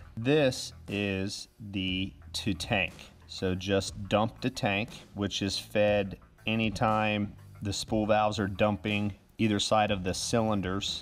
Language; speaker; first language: English; native; English